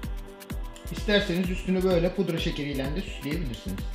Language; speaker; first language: Turkish; native; Turkish